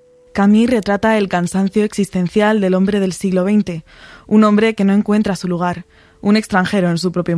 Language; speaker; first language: Spanish; native; Spanish